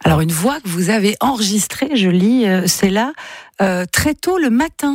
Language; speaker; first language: French; native; French